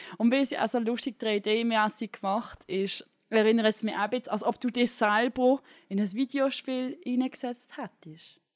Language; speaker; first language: German; native; German